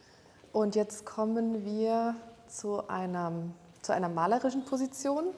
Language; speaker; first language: German; native; German